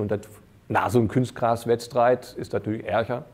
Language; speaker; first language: Dutch; non-native, fluent; German